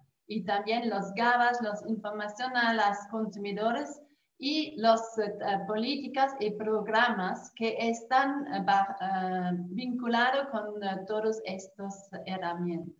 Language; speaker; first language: Spanish; non-native, fluent; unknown